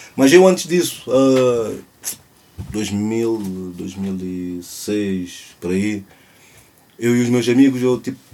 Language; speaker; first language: Portuguese; non-native, local second language; Kabuverdianu